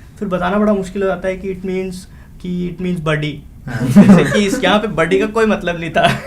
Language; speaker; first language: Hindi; native; Hindi